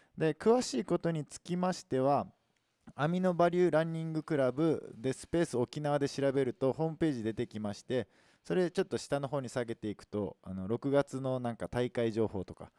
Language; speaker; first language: Japanese; native; Japanese